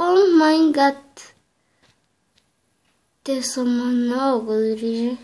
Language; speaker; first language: Bulgarian; early bilingual, heritage; Bulgarian